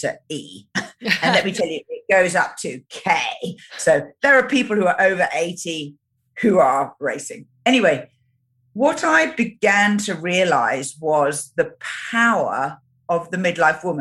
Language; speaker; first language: English; native; English